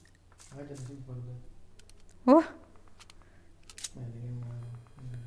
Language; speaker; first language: Spanish; native; Spanish